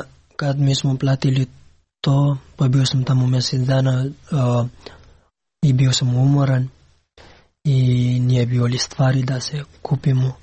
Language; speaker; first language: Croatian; non-native, learner; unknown